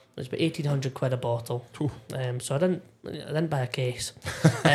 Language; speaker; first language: English; native; English